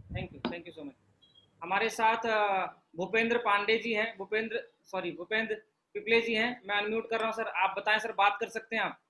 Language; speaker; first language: Hindi; native; Hindi